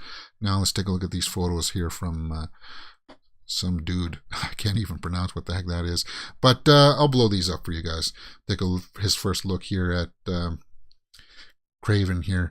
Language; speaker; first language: English; native; English